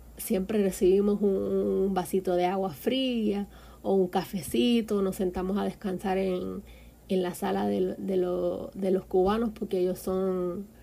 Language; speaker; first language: Spanish; native; Spanish